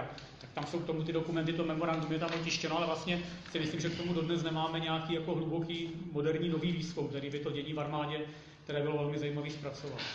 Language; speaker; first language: Czech; native; Czech